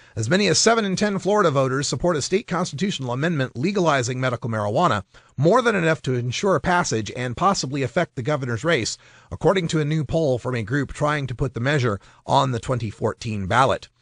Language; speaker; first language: English; native; English